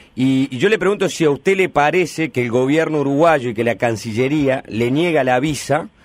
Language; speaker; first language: Spanish; native; Spanish